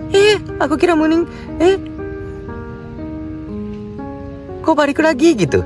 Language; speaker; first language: Indonesian; non-native, fluent; Japanese